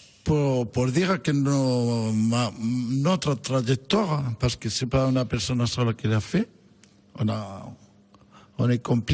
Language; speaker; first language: French; non-native, fluent; Spanish